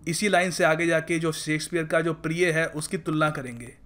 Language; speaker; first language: Hindi; native; Hindi